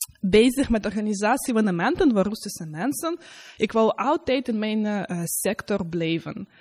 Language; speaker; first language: Dutch; non-native, learner; Russian